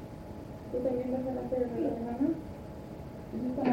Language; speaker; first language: Spanish; native; Spanish